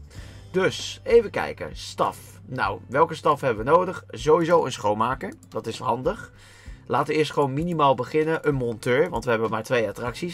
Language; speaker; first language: Dutch; native; Dutch